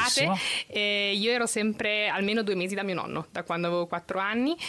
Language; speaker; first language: German; non-native, fluent; Italian